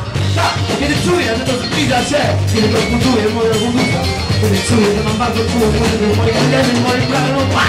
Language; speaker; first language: Polish; non-native, fluent; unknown